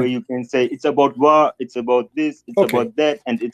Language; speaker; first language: English; non-native, fluent; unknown